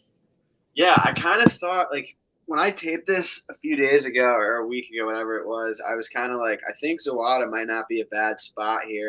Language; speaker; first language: English; native; English